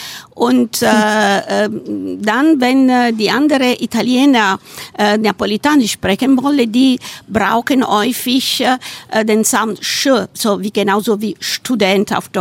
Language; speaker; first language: German; non-native, fluent; Italian